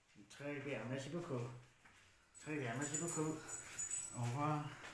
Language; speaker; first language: French; non-native, learner; English